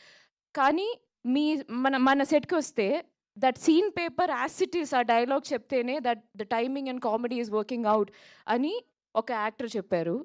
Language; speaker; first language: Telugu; non-native, local second language; Malayalam